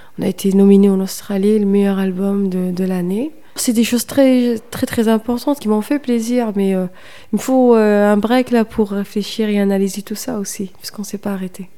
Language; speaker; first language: French; non-native, local second language; Kabyle